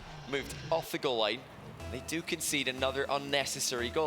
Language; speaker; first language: English; native; English